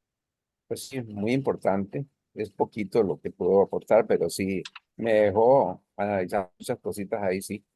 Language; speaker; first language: Spanish; native; Spanish